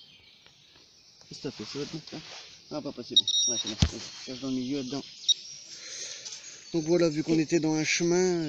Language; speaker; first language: French; native; French